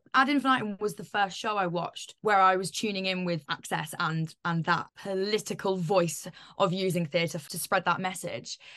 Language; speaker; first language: English; native; English